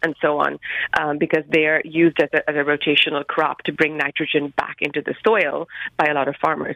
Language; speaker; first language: English; non-native, local second language; Hindi